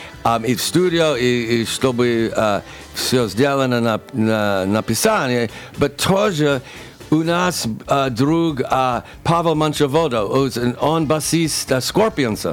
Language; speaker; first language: Russian; non-native, learner; English